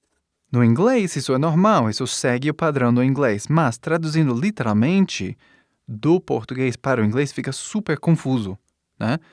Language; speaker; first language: Portuguese; non-native, fluent; English